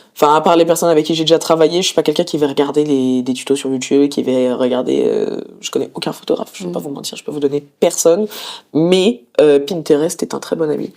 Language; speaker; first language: French; native; French